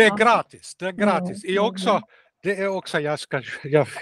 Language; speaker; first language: Swedish; non-native, learner; Russian